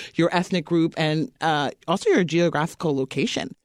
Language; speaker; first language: English; native; English